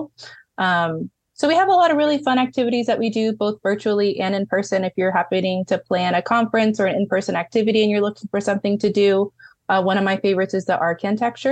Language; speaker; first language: English; native; English